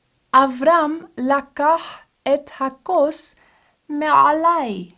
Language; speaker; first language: Hebrew; non-native, fluent; English